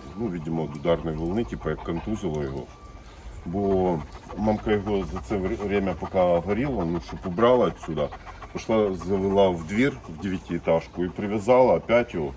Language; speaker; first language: Ukrainian; native; Ukrainian